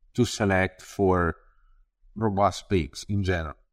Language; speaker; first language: English; non-native, fluent; Italian